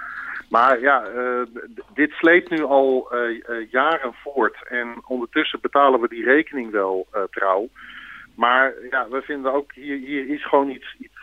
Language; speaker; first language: Dutch; native; Dutch